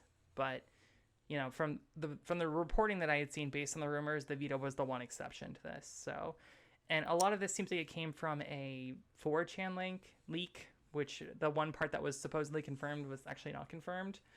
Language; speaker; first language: English; native; English